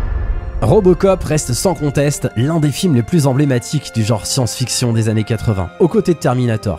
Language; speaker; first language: French; native; French